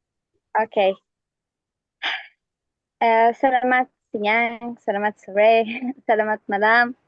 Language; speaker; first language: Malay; non-native, learner; Arabic